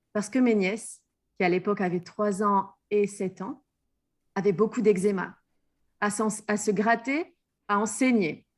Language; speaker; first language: French; native; French